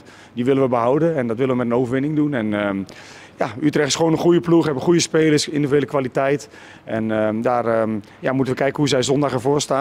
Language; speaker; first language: Dutch; native; Dutch